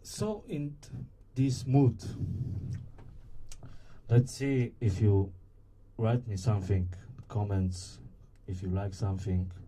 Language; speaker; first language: English; non-native, learner; Bulgarian